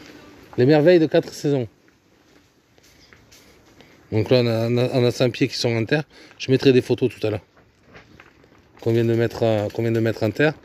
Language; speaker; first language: French; native; French